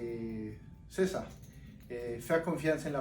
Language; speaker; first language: French; non-native, fluent; Spanish